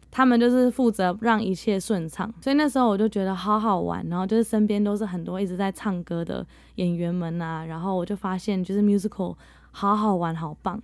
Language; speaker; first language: Chinese; early bilingual, heritage; Chinese